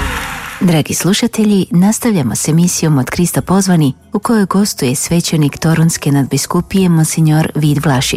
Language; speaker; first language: Croatian; native; Croatian